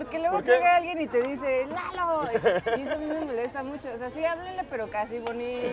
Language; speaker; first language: Spanish; native; Spanish